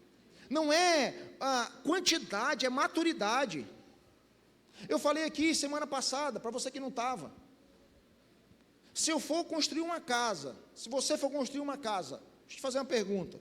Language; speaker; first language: Portuguese; native; Portuguese